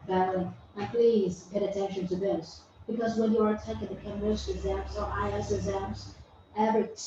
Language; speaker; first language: English; non-native, fluent; Vietnamese